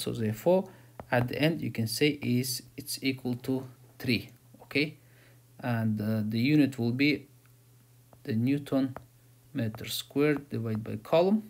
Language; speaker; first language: English; non-native, fluent; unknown